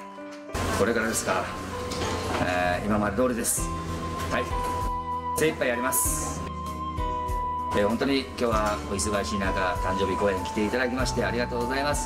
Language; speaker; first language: Japanese; native; Japanese